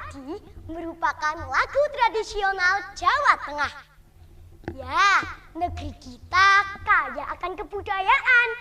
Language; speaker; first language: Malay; non-native, local second language; Javanese